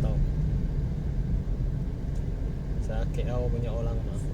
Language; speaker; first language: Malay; non-native, local second language; Chinese